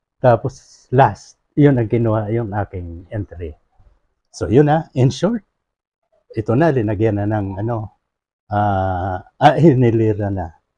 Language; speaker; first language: Filipino; non-native, local second language; Bikol